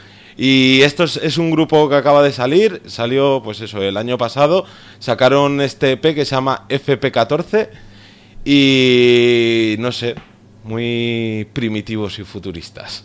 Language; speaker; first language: Spanish; native; Spanish